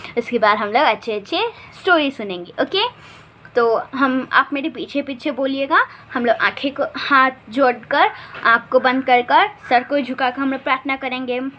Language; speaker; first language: Hindi; native; Hindi